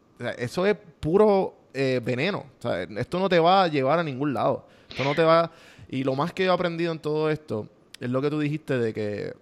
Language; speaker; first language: Spanish; native; Spanish